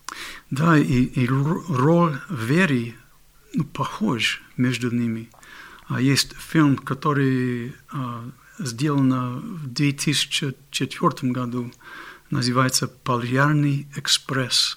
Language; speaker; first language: Russian; non-native, fluent; English